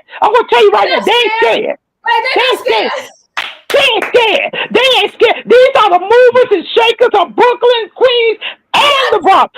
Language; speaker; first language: English; native; English